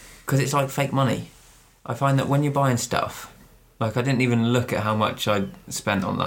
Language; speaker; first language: English; native; English